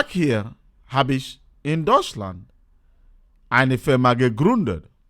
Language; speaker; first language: German; non-native, learner; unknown